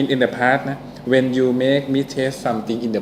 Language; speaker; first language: English; non-native, learner; Thai